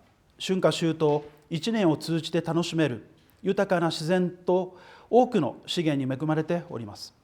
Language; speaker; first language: Japanese; native; Japanese